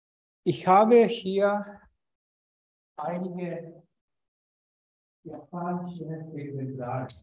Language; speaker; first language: German; non-native, fluent; Japanese